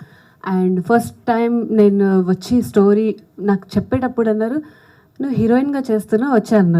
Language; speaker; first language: Telugu; non-native, local second language; Hindi